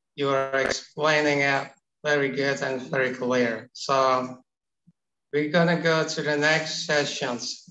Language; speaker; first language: English; non-native, fluent; Indonesian